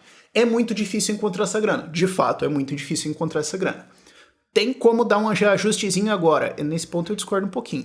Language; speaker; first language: Portuguese; native; Portuguese